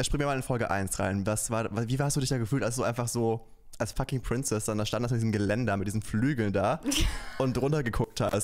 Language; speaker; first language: German; native; German